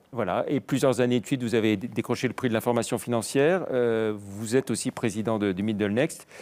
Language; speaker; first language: French; native; French